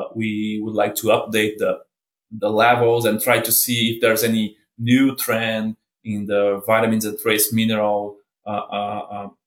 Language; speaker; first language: English; non-native, fluent; Portuguese